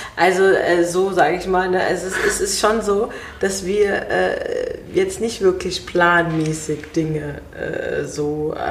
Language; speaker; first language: German; native; German